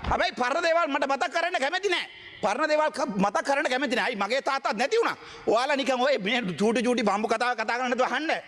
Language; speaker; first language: Sinhala; non-native, local second language; Tamil